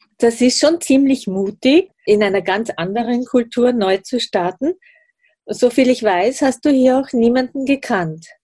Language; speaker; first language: German; native; German